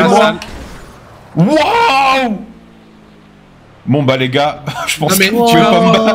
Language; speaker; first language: French; native; French